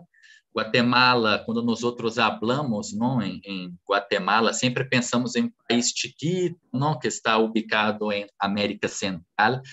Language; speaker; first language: Spanish; non-native, fluent; Portuguese